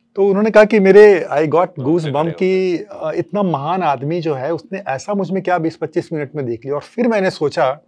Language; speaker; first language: Hindi; native; Hindi